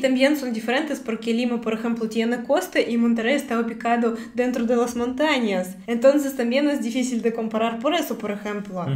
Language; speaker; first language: Spanish; non-native, learner; Russian